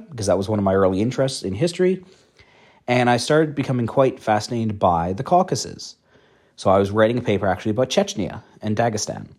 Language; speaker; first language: English; native; English